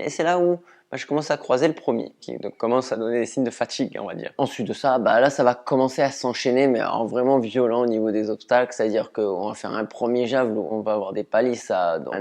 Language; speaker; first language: French; native; French